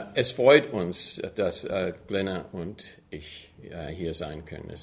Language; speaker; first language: German; early bilingual, other home language; English